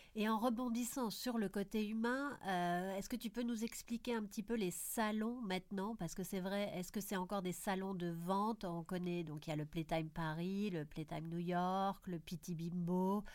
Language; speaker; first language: French; native; French